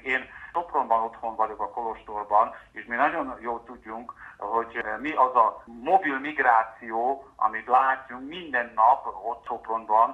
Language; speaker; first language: Hungarian; non-native, fluent; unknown